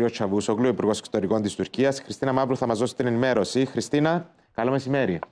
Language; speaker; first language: Greek; native; Greek